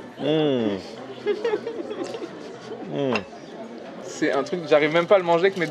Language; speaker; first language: French; native; French